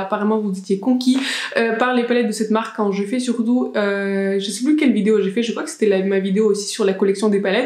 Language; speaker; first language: French; native; French